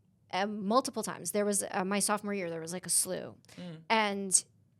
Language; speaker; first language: English; native; English